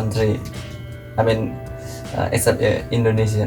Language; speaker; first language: English; non-native, learner; Indonesian